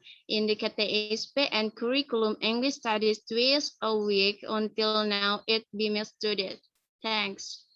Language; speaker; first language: English; non-native, learner; Indonesian